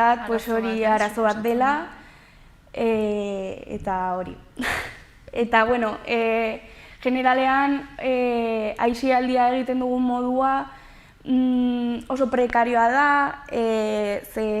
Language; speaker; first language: Basque; non-native, local second language; Spanish